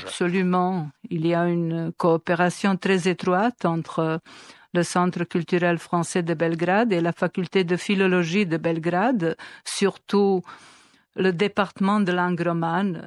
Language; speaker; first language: French; non-native, fluent; Serbian